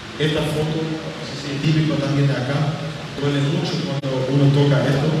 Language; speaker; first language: Spanish; non-native, local second language; German